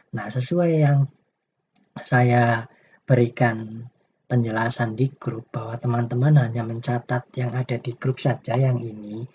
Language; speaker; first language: Indonesian; native; Indonesian